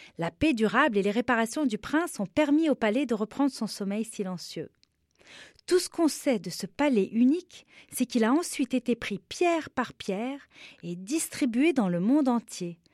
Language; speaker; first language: French; non-native, local second language; Arabic